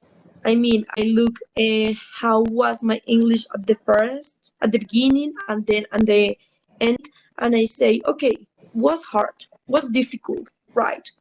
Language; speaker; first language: English; non-native, learner; Spanish